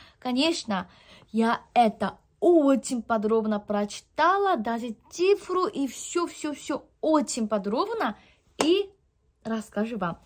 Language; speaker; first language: Russian; non-native, fluent; Korean